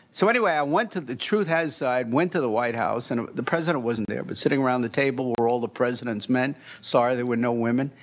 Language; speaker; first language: English; native; English